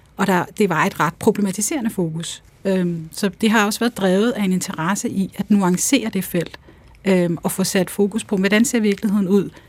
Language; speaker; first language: Danish; early bilingual, other home language; Urdu